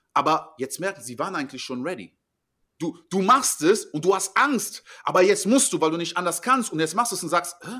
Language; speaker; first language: German; non-native, fluent; French